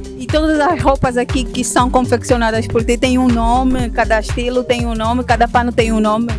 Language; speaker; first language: Portuguese; native; Portuguese